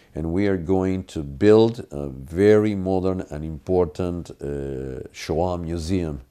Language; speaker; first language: English; non-native, fluent; Spanish